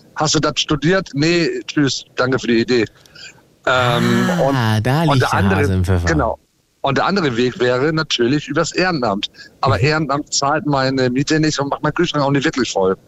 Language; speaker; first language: German; early bilingual, other home language; English